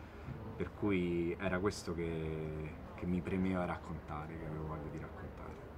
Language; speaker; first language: Italian; native; Italian